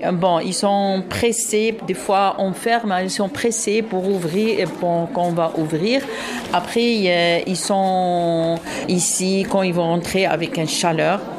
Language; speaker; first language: French; non-native, local second language; Arabic